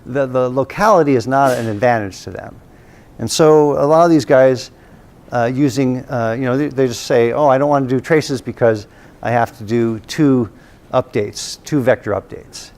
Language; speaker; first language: English; native; English